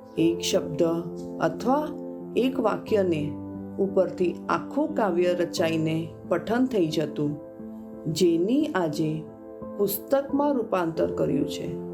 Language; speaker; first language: Gujarati; non-native, local second language; Kachhi